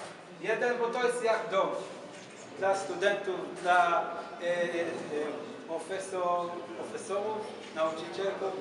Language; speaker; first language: Polish; non-native, learner; Hebrew